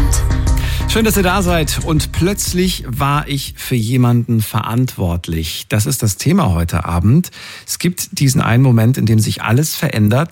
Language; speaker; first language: German; native; German